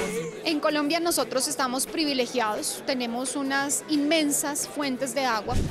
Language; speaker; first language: Spanish; native; Spanish